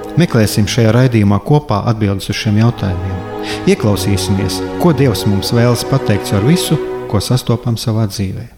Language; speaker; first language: Latvian; native; Latvian